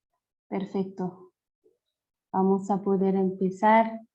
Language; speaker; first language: Spanish; non-native, fluent; French